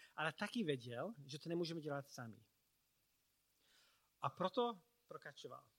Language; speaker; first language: Czech; non-native, learner; English